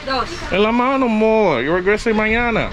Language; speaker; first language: Spanish; non-native, learner; English